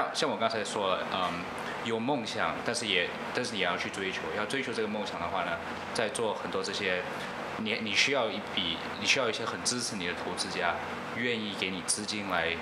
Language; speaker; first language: Chinese; non-native, local second language; English